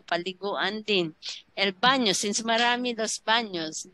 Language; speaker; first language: Spanish; non-native, fluent; Filipino